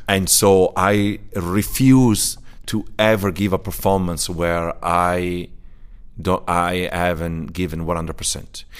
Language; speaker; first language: English; early bilingual, other home language; Italian